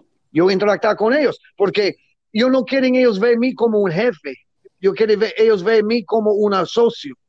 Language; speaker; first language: Spanish; non-native, learner; English